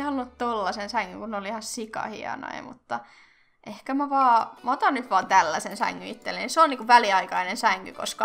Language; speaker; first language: Finnish; native; Finnish